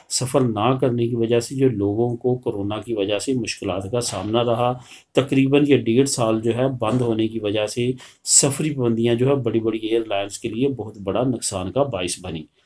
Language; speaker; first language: Urdu; native; Urdu